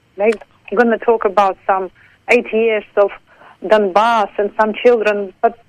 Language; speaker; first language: English; non-native, fluent; Ukrainian